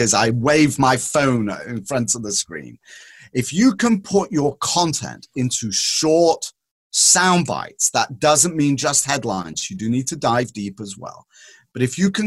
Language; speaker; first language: English; native; English